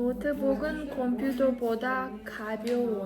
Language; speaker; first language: Korean; non-native, learner; Kazakh